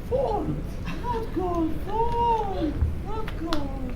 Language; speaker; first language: English; non-native, learner; Polish